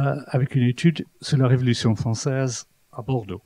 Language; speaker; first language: French; non-native, fluent; English